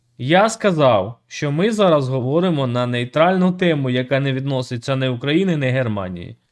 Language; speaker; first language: Ukrainian; native; Ukrainian